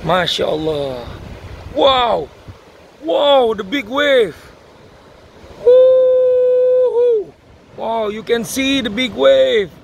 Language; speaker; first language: English; non-native, learner; Indonesian